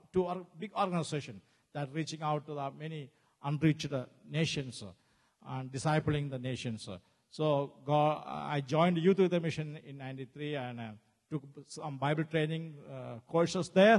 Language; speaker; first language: English; non-native, local second language; Malayalam